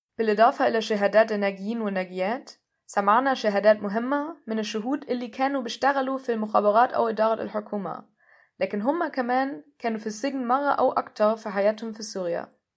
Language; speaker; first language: Arabic; non-native, fluent; German